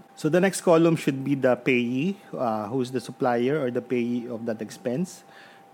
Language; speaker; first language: English; non-native, local second language; Filipino